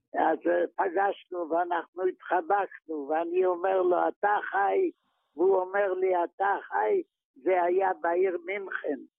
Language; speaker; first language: Hebrew; non-native, fluent; Yiddish